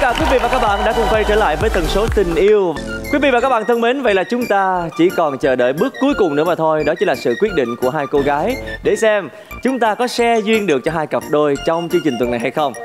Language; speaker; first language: Vietnamese; native; Vietnamese